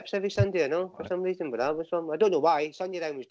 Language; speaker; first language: English; native; English